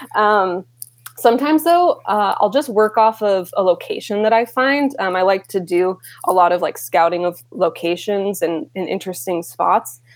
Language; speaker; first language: English; native; English